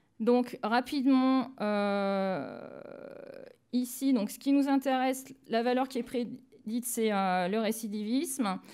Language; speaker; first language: French; native; French